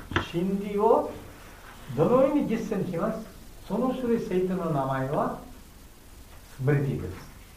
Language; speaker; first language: Japanese; non-native, learner; Bangla